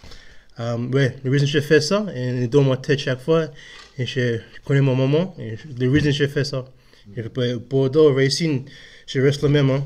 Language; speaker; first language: French; non-native, learner; English